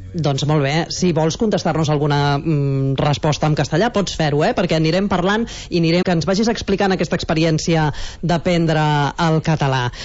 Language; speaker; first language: Catalan; native; Catalan